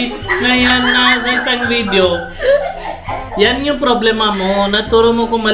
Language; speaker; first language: Filipino; non-native, learner; Hindi